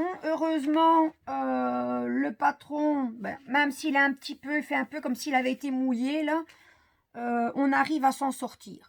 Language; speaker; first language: French; native; French